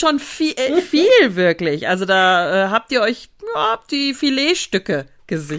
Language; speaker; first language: German; native; German